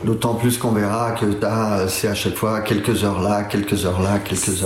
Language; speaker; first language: French; native; French